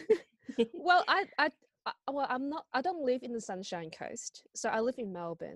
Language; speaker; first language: English; non-native, local second language; Cantonese